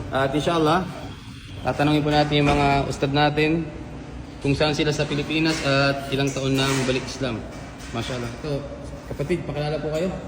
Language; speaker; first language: Filipino; non-native, local second language; Maranao